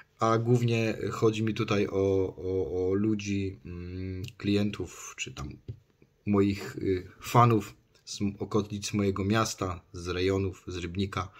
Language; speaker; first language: Polish; native; Polish